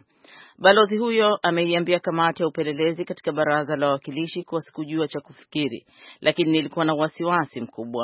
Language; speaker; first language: Swahili; native; Swahili